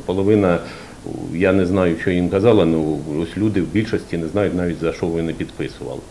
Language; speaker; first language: Ukrainian; native; Ukrainian